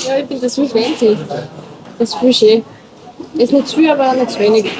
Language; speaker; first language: German; non-native, learner; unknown